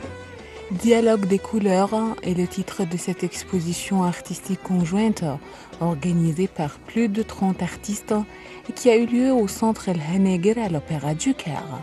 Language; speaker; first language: French; non-native, fluent; Arabic